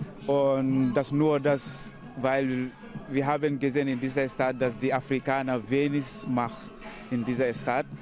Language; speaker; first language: German; non-native, learner; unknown